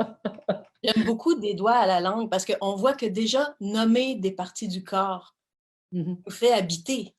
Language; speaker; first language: French; native; French